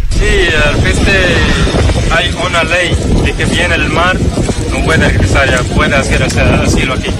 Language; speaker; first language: Spanish; non-native, learner; Arabic